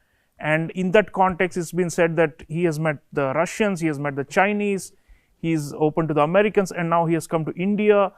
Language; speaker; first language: English; non-native, local second language; Hindi